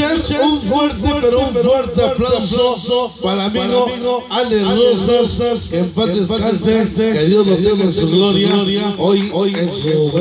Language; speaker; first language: Spanish; native; Spanish